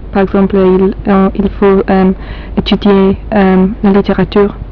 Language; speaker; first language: French; non-native, learner; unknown